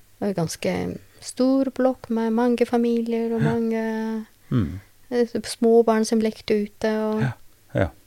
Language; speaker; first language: Norwegian; non-native, learner; Albanian